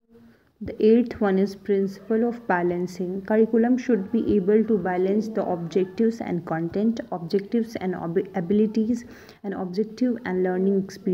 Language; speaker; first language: English; non-native, local second language; Hindi